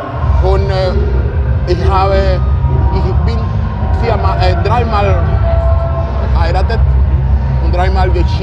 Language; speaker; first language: German; non-native, fluent; Italian